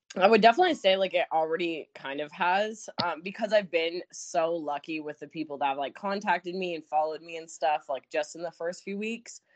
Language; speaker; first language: English; native; English